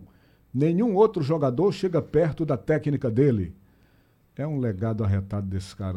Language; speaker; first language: Portuguese; native; Portuguese